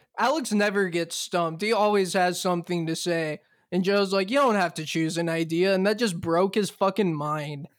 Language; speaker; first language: English; native; English